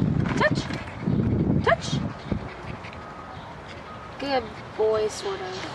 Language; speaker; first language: English; native; English